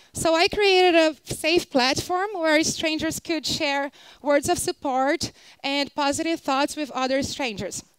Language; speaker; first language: English; non-native, fluent; Portuguese